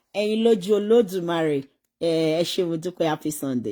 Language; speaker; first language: English; non-native, local second language; Yoruba